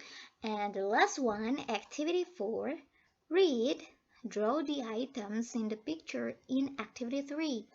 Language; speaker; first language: English; non-native, fluent; Indonesian